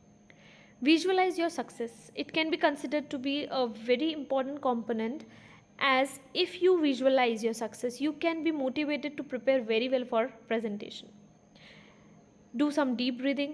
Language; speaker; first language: English; non-native, fluent; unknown